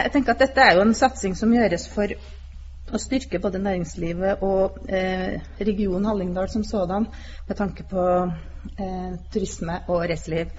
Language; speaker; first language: Norwegian; native; Norwegian